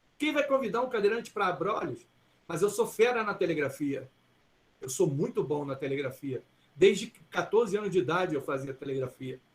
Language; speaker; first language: Portuguese; early bilingual, other home language; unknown